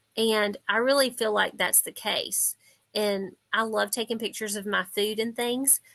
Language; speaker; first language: English; native; English